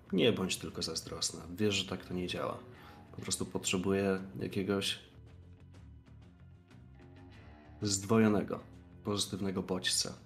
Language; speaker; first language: Polish; native; Polish